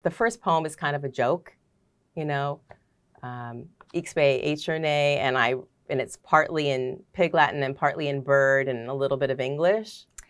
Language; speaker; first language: English; native; English